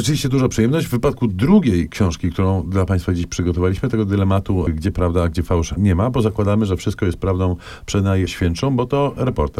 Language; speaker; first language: Polish; native; Polish